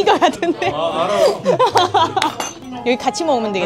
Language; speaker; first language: Korean; non-native, fluent; Chinese